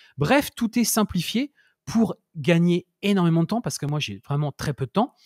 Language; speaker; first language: French; native; French